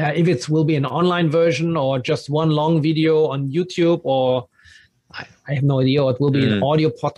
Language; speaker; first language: English; non-native, fluent; German